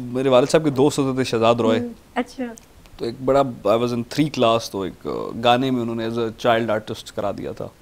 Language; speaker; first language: Urdu; native; Urdu